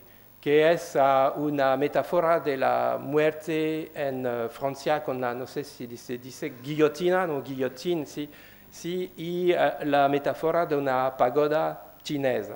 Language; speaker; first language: Spanish; non-native, learner; French